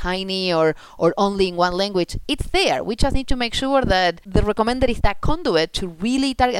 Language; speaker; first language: English; non-native, fluent; Spanish